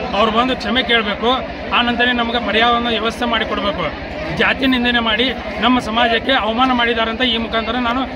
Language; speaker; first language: Kannada; non-native, local second language; Lambadi